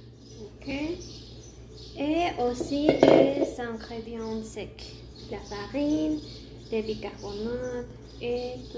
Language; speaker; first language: French; non-native, learner; Spanish